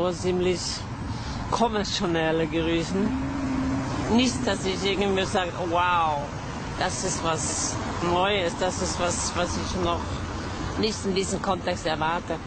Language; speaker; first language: German; non-native, fluent; Norwegian